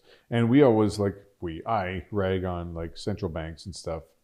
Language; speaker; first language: English; native; English